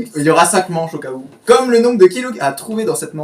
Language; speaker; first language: French; native; French